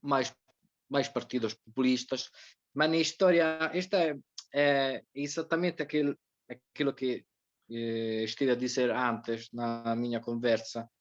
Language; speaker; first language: Portuguese; non-native, fluent; Italian